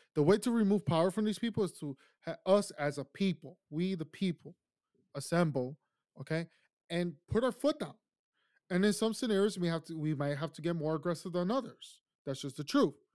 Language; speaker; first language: English; early bilingual, other home language; Spanish